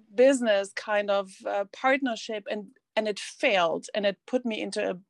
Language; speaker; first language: English; non-native, fluent; German